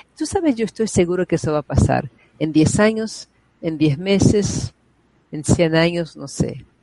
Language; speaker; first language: Spanish; non-native, fluent; Portuguese